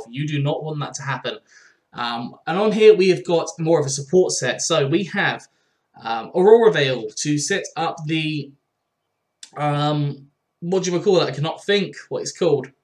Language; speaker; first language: English; native; English